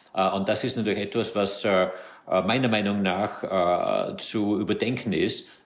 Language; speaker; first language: German; native; German